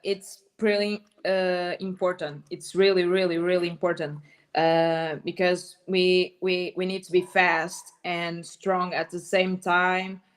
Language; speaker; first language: English; non-native, learner; Portuguese